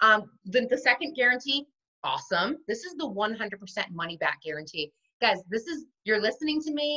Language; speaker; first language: English; native; English